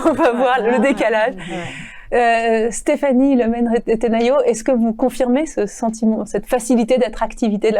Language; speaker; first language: French; native; French